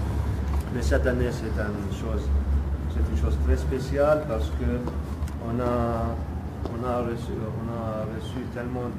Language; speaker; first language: French; non-native, local second language; Arabic